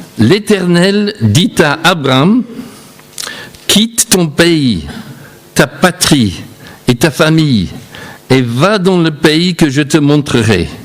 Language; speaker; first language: French; non-native, fluent; English